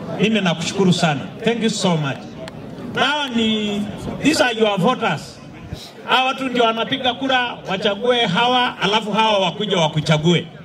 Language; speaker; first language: Swahili; non-native, local second language; Masai